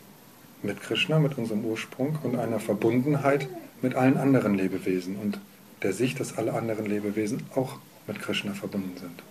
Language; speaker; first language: German; native; German